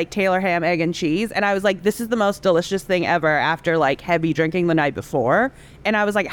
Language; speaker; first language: English; non-native, local second language; Cantonese